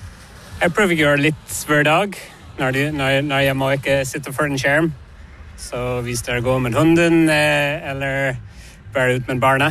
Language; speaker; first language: Norwegian; non-native, fluent; English